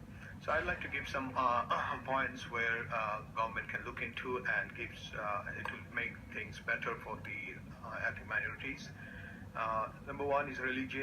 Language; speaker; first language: English; non-native, local second language; Bangla